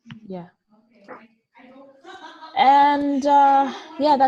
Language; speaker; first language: English; non-native, fluent; Vietnamese